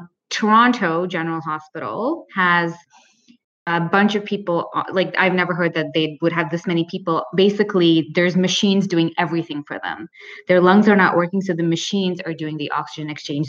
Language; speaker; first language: English; early bilingual, other home language; Punjabi